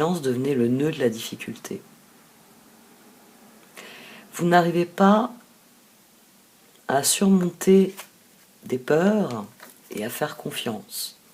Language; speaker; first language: French; native; French